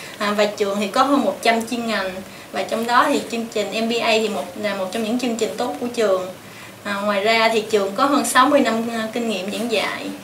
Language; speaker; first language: Vietnamese; native; Vietnamese